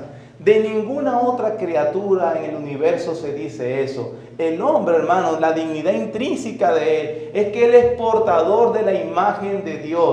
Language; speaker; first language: Spanish; native; Spanish